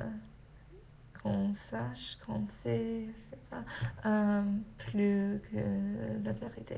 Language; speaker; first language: French; non-native, learner; English